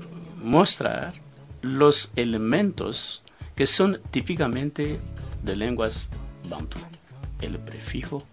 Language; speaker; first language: Spanish; non-native, fluent; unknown